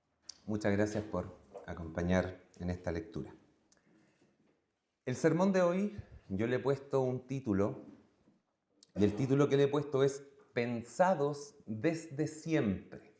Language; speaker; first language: Spanish; native; Spanish